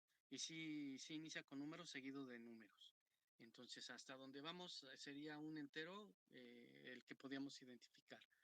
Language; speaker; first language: Spanish; native; Spanish